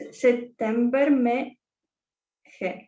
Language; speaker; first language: Hindi; non-native, learner; Russian